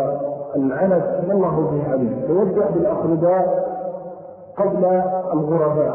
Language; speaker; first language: Arabic; native; Arabic